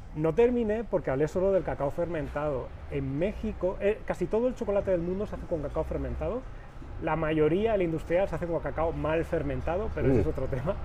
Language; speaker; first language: Spanish; native; Spanish